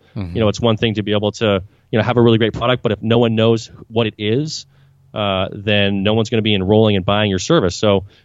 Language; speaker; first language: English; native; English